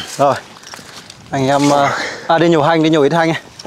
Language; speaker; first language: Vietnamese; native; Vietnamese